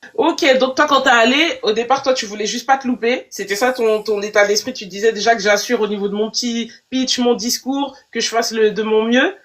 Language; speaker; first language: French; native; French